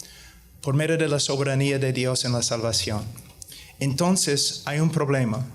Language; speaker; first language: Spanish; non-native, fluent; English